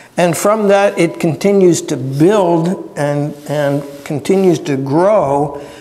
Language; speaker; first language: English; native; English